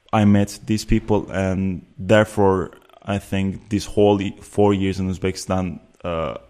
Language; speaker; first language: English; non-native, fluent; Turkish